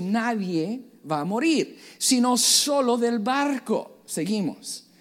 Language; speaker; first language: Spanish; native; Spanish